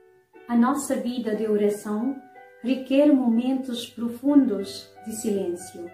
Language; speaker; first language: Portuguese; non-native, fluent; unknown